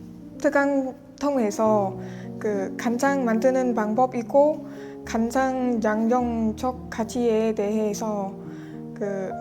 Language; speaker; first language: Korean; non-native, learner; Vietnamese